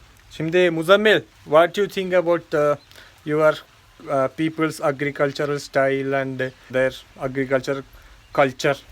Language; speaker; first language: English; non-native, local second language; Malayalam